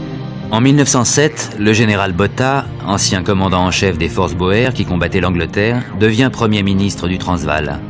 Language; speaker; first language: French; native; French